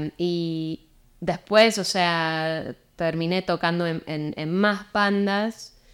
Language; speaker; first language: Spanish; non-native, fluent; English